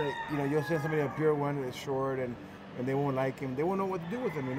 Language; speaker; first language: English; early bilingual, other home language; Spanish